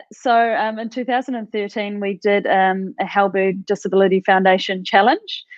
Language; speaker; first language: English; native; English